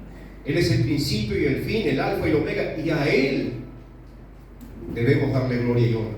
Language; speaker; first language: Spanish; native; Spanish